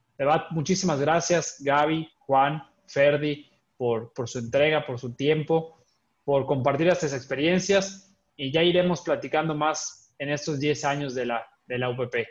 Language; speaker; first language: Spanish; native; Spanish